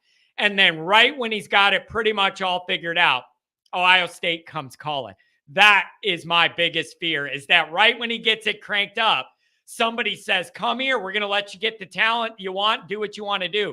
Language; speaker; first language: English; native; English